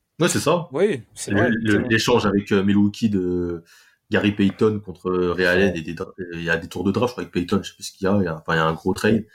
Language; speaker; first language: French; native; French